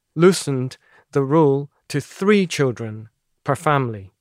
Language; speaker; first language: English; non-native, local second language; Cantonese